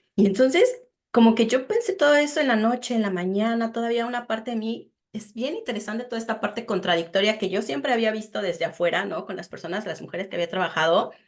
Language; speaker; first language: Spanish; native; Spanish